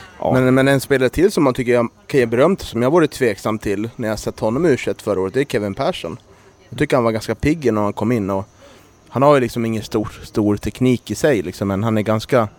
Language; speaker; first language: Swedish; native; Swedish